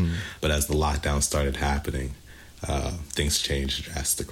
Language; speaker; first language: English; native; English